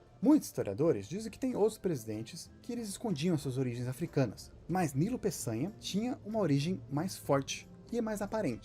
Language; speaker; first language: Portuguese; native; Portuguese